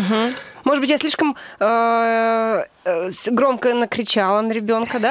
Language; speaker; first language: Russian; native; Russian